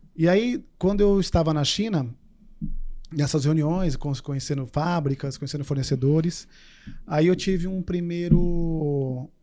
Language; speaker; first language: Portuguese; native; Portuguese